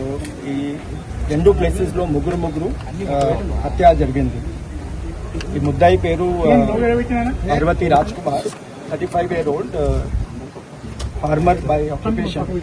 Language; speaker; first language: Telugu; non-native, learner; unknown